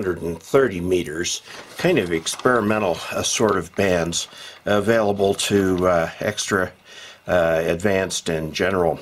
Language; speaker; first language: English; native; English